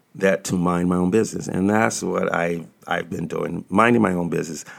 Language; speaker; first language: English; native; English